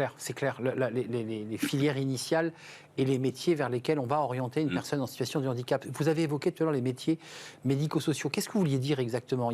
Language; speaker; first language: French; native; French